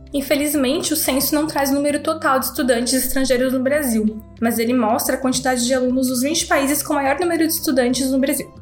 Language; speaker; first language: Portuguese; native; Portuguese